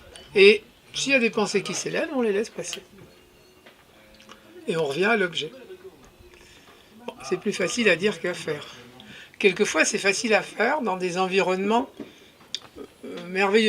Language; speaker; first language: French; native; French